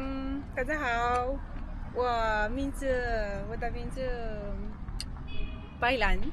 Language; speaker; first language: Chinese; non-native, learner; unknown